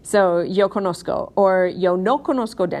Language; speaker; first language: Spanish; non-native, fluent; English